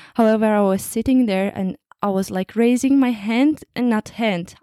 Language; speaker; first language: English; non-native, fluent; Kazakh